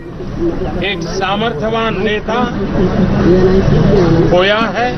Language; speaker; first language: Hindi; non-native, local second language; Gujarati